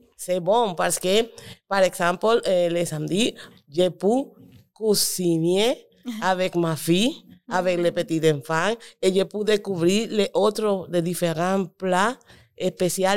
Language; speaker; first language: French; non-native, learner; Spanish